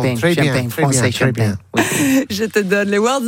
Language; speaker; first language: French; native; French